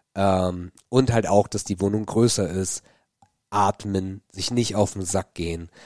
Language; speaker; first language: German; native; German